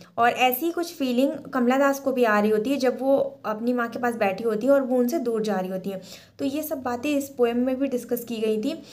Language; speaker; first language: Hindi; native; Hindi